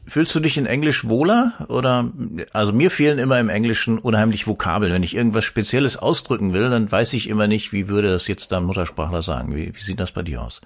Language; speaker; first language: German; native; German